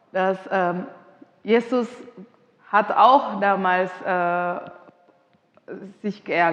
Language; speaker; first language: German; non-native, fluent; Indonesian